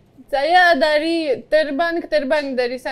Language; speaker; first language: Indonesian; non-native, learner; Russian